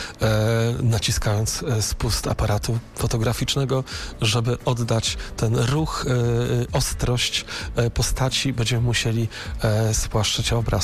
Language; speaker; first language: Polish; native; Polish